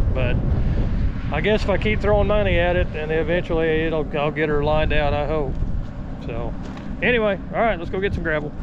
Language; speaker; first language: English; native; English